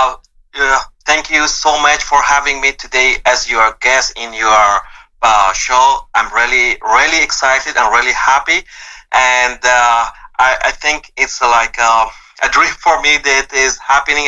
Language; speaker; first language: English; non-native, fluent; Persian